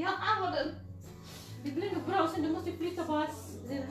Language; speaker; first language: Swedish; non-native, learner; Cebuano